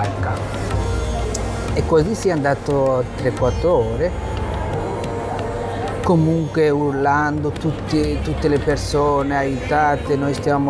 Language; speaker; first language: Italian; non-native, learner; Bangla